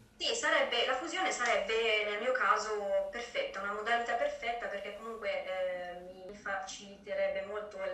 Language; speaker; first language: Italian; native; Italian